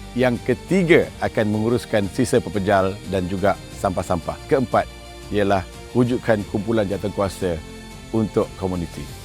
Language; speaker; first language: Malay; native; Malay